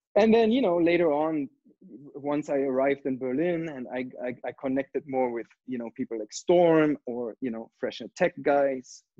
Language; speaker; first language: English; non-native, fluent; German